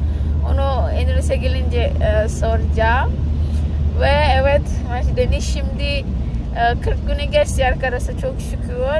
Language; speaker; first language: Turkish; non-native, learner; Indonesian